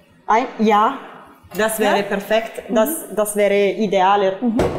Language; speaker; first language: German; non-native, fluent; Italian